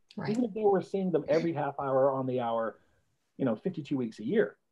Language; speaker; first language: English; native; English